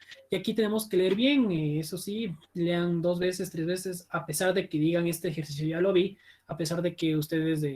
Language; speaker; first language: Spanish; native; Spanish